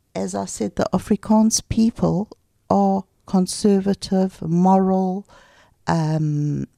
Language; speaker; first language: English; native; English